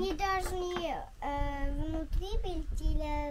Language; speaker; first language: Russian; early bilingual, heritage; Russian